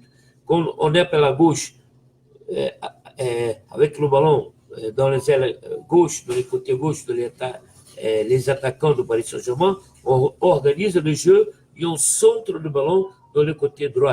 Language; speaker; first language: French; non-native, fluent; Portuguese